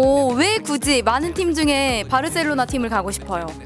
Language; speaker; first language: Korean; native; Korean